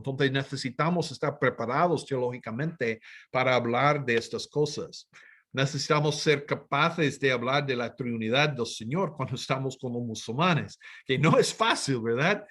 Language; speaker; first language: Spanish; non-native, fluent; English